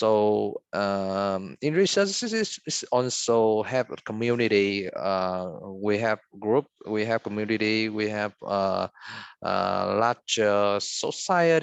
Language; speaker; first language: English; non-native, fluent; Vietnamese